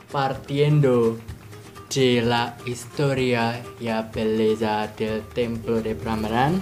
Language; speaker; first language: Spanish; non-native, learner; Indonesian